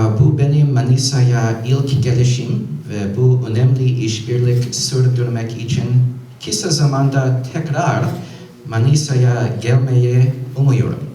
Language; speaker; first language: Turkish; non-native, learner; English